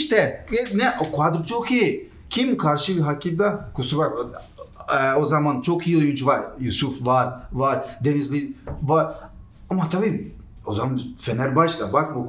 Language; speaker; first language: Turkish; non-native, learner; Portuguese